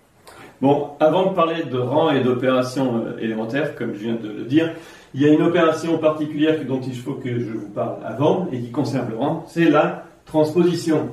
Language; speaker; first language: French; native; French